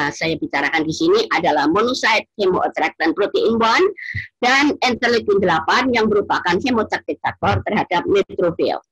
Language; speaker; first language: Indonesian; native; Indonesian